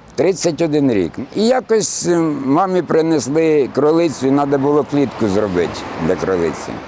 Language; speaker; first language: Ukrainian; native; Ukrainian